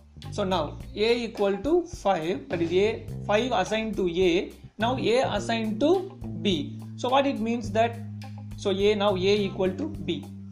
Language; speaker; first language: English; non-native, local second language; Tamil